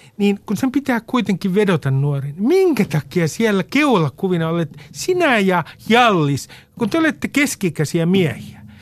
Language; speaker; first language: Finnish; native; Finnish